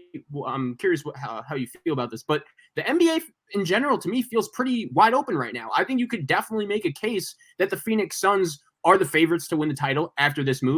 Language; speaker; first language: English; native; English